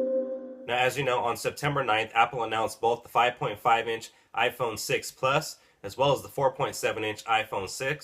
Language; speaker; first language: English; native; English